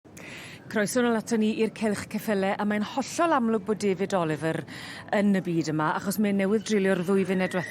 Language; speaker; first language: Welsh; native; Welsh